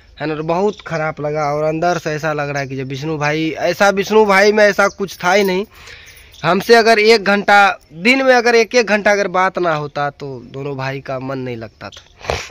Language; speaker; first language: Hindi; native; Hindi